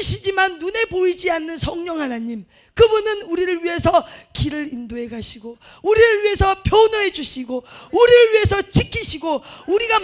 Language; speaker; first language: Korean; native; Korean